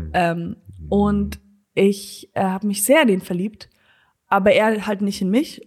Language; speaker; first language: German; native; German